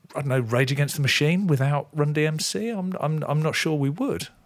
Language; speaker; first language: English; native; English